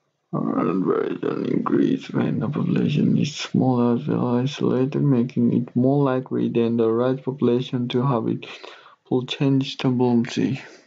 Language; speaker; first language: English; non-native, learner; Japanese